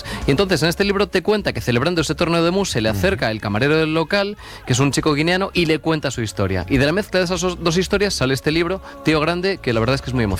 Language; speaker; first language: Spanish; native; Spanish